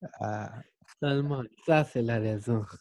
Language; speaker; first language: French; non-native, learner; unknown